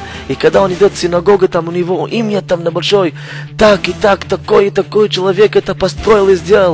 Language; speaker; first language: Russian; non-native, learner; Hebrew